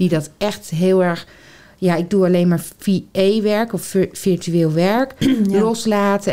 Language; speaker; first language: Dutch; native; Dutch